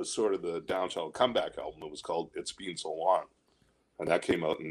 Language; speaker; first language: English; native; English